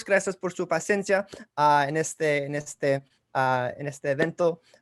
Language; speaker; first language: Spanish; early bilingual, heritage; English